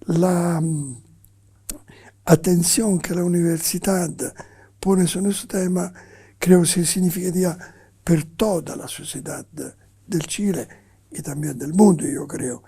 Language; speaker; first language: Spanish; non-native, fluent; Italian